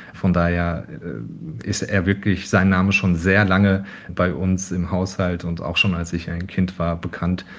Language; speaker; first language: German; early bilingual, other home language; Turkish